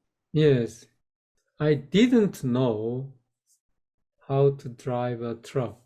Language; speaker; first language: English; non-native, fluent; Korean